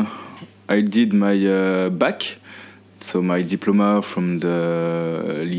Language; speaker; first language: English; non-native, fluent; French